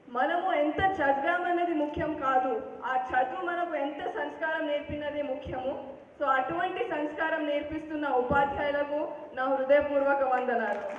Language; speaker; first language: Telugu; non-native, local second language; Hindi